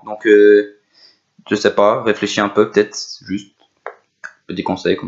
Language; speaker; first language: French; native; French